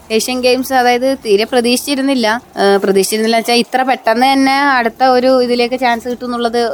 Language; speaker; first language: Malayalam; native; Malayalam